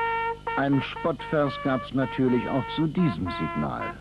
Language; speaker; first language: German; native; German